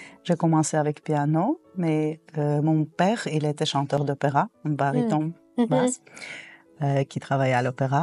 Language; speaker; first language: French; non-native, fluent; Armenian